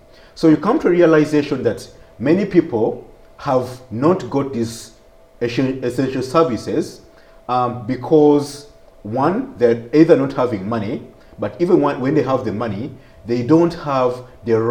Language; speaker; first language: English; non-native, local second language; Ganda